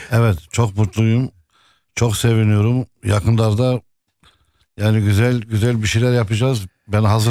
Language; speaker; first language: Turkish; non-native, fluent; Arabic